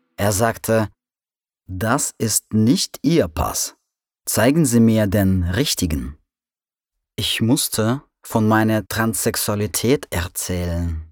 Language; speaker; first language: German; non-native, fluent; Russian